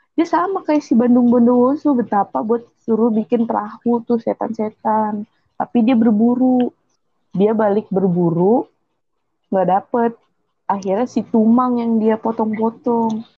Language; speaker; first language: Indonesian; early bilingual, heritage; English